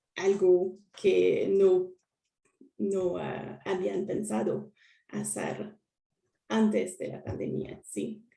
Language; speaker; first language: Spanish; non-native, learner; French